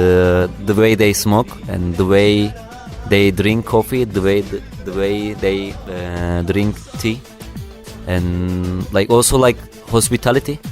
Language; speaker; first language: English; non-native, learner; Turkish